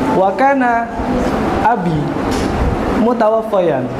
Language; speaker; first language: Arabic; non-native, learner; Indonesian